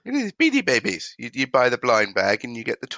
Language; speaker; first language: English; native; English